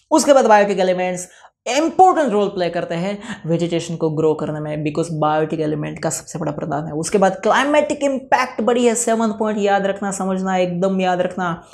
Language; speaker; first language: Hindi; non-native, local second language; Gujarati